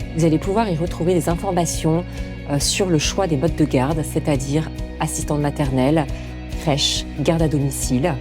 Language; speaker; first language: French; native; French